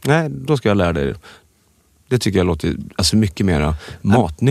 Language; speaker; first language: Swedish; native; Swedish